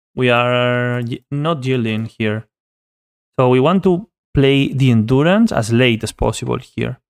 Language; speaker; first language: English; non-native, fluent; Spanish